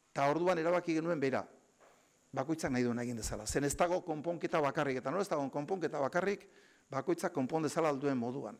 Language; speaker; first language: Basque; native; Basque